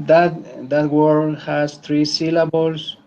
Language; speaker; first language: English; non-native, learner; Spanish